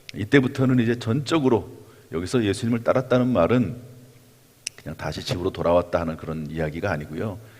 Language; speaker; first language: Korean; native; Korean